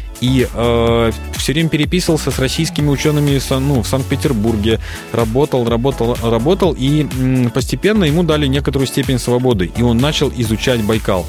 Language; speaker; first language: Russian; native; Russian